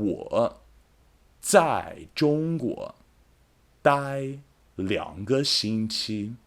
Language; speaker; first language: Chinese; non-native, fluent; English